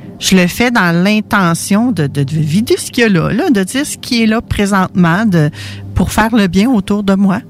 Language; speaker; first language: French; native; French